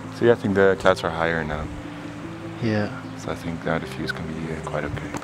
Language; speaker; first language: English; native; English